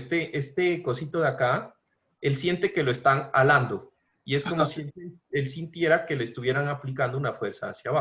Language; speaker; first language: Spanish; native; Spanish